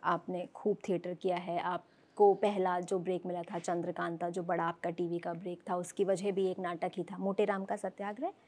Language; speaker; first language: Hindi; native; Hindi